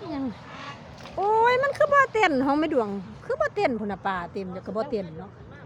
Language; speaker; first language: Thai; native; Thai